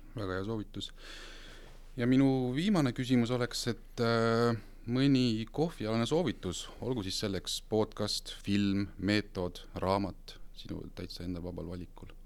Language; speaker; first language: Estonian; native; Estonian